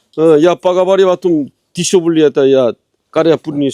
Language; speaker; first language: Russian; non-native, learner; Korean